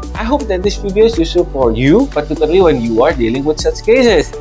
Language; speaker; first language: English; non-native, fluent; Indonesian